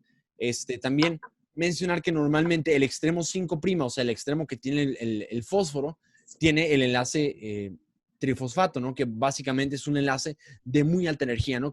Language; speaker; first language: Spanish; native; Spanish